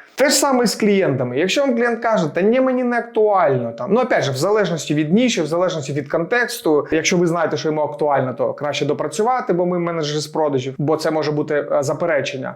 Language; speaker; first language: Ukrainian; native; Ukrainian